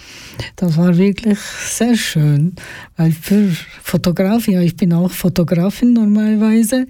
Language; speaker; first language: German; non-native, learner; Georgian